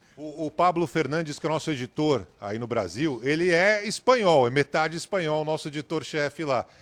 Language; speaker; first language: Portuguese; native; Portuguese